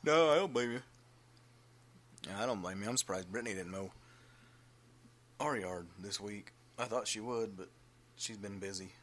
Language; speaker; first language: English; native; English